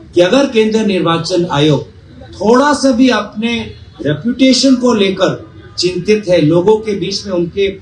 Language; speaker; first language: Hindi; non-native, local second language; Assamese